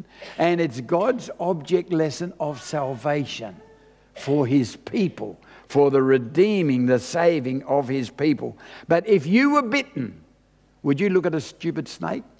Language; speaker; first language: English; native; English